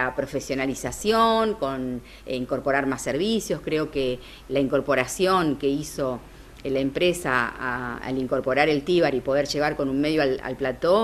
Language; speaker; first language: Spanish; native; Spanish